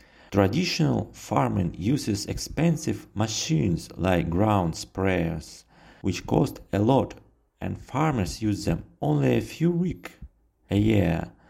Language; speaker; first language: English; non-native, fluent; Russian